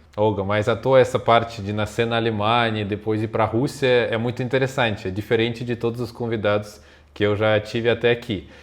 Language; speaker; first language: Portuguese; non-native, fluent; Russian